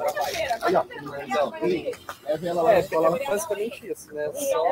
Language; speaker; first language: Portuguese; native; Portuguese